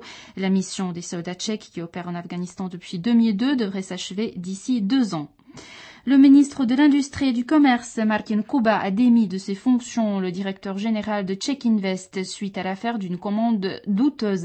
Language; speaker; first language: French; non-native, fluent; Czech